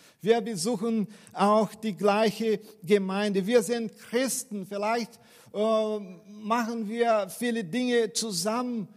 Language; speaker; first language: German; non-native, fluent; Portuguese